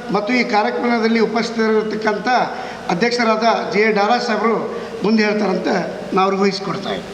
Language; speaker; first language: Kannada; non-native, local second language; Urdu